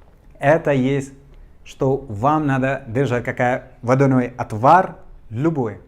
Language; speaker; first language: Russian; non-native, learner; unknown